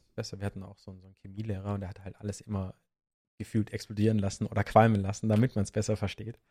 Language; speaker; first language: German; native; German